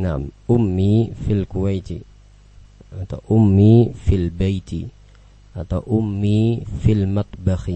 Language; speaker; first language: Arabic; non-native, fluent; Indonesian